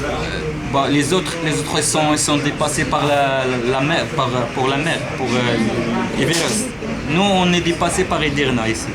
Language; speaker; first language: French; non-native, learner; Arabic